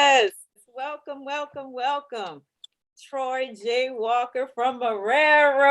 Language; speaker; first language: English; native; English